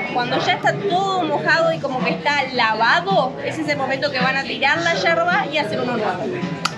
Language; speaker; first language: Spanish; native; Spanish